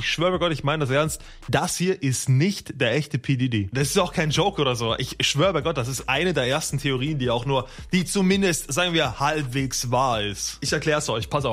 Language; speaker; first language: German; native; German